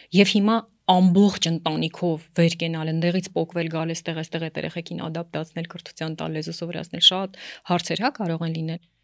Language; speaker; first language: Armenian; native; Armenian